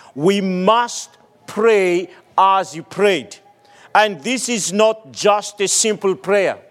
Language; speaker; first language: English; non-native, fluent; Malagasy